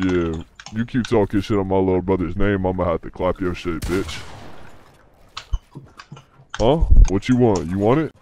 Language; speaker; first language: English; native; English